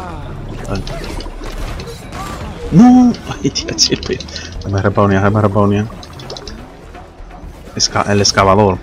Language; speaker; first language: Spanish; native; Spanish